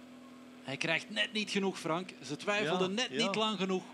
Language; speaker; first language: Dutch; native; Dutch